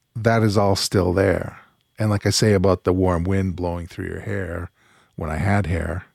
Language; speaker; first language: English; native; English